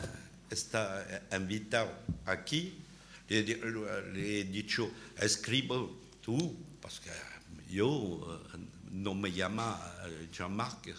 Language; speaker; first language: Spanish; non-native, learner; French